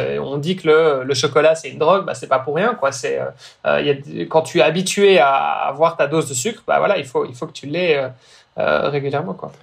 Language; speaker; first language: French; native; French